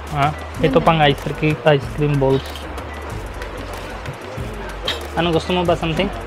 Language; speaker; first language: Filipino; non-native, learner; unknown